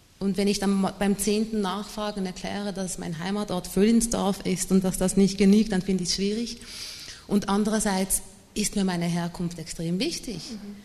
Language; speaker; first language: German; early bilingual, other home language; Malayalam